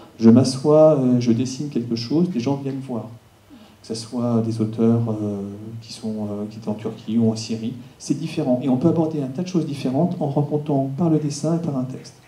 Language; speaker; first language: French; native; French